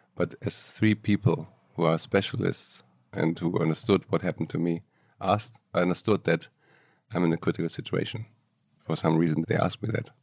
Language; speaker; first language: English; non-native, fluent; German